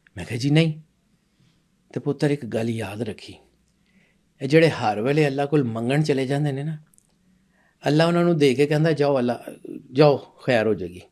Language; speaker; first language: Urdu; non-native, local second language; Punjabi